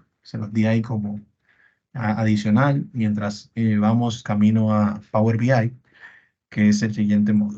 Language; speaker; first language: Spanish; native; Spanish